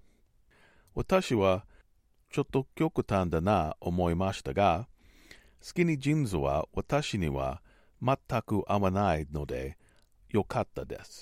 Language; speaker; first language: Japanese; non-native, learner; English